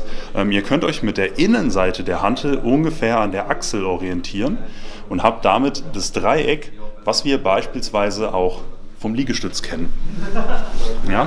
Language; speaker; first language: German; native; German